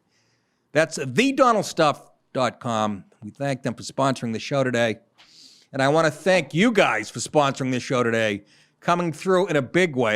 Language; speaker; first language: English; native; English